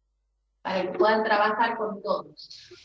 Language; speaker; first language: Spanish; native; Spanish